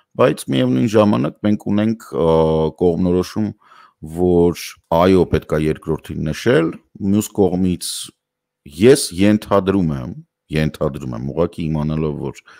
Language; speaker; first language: Armenian; native; Armenian